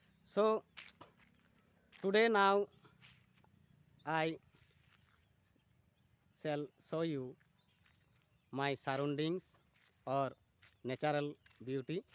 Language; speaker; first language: English; non-native, learner; Bangla